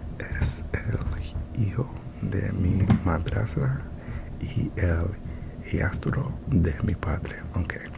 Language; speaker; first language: Spanish; non-native, learner; English